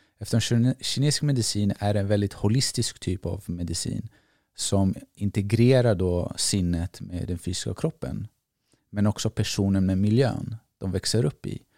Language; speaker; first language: Swedish; early bilingual, other home language; Greek